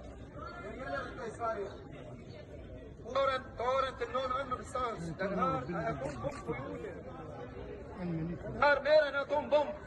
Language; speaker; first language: Swedish; non-native, fluent; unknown